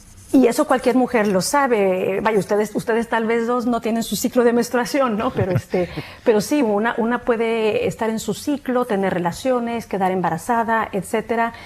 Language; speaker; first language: Spanish; native; Spanish